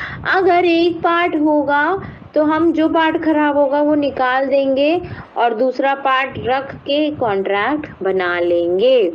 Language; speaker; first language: Hindi; native; Hindi